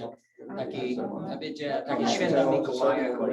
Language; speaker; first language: Polish; non-native, learner; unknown